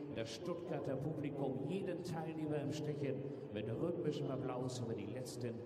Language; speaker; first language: German; native; German